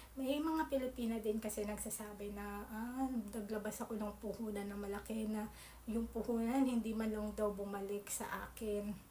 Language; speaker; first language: Filipino; native; Filipino